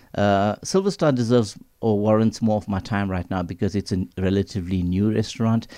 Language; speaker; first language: English; native; English